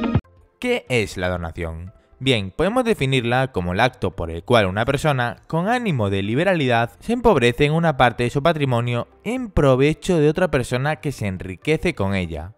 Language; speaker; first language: Spanish; native; Spanish